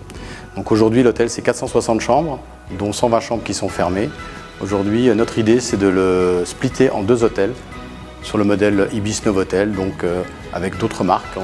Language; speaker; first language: French; early bilingual, other home language; Arabic